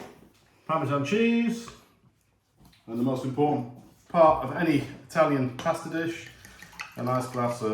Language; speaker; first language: English; native; English